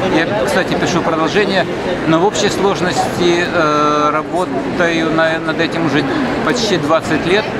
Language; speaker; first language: Russian; native; Russian